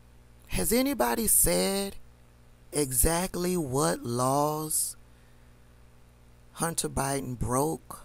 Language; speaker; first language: English; native; English